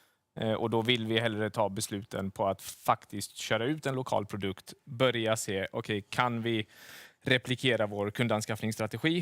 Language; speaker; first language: Swedish; native; Swedish